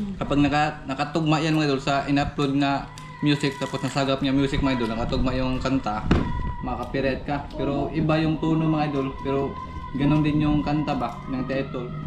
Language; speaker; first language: Filipino; non-native, local second language; Cebuano